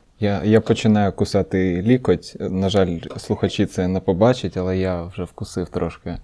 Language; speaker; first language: Ukrainian; non-native, local second language; Russian